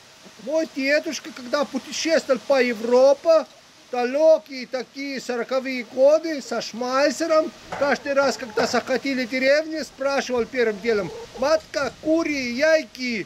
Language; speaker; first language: Russian; native; Russian